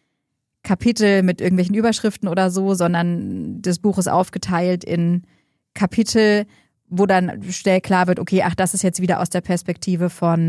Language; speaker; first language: German; native; German